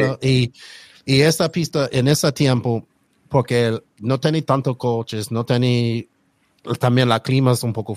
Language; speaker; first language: Spanish; non-native, learner; English